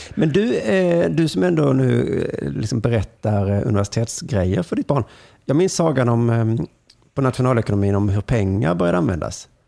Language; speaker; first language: Swedish; native; Swedish